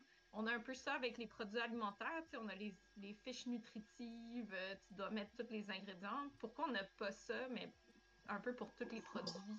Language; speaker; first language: French; native; French